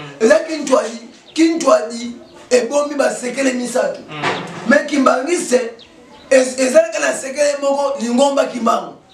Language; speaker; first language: Lingala; non-native, local second language; Kongo